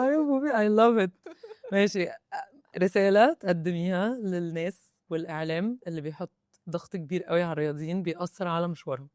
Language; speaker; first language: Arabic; native; Arabic